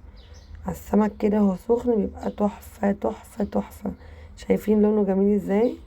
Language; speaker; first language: Arabic; native; Arabic